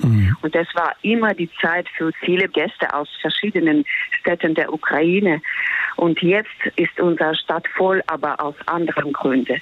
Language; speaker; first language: German; non-native, fluent; Ukrainian